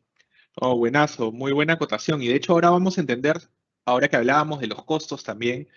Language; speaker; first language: Spanish; native; Spanish